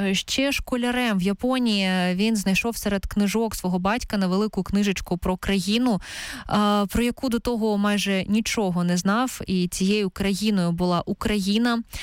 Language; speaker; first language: Ukrainian; native; Ukrainian